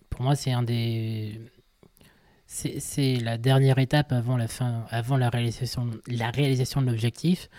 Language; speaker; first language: French; native; French